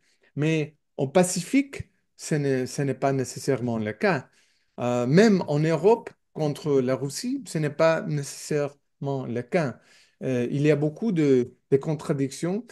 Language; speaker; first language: French; non-native, learner; English